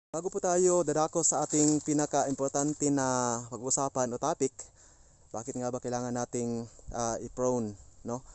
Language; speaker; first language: Filipino; non-native, local second language; Cebuano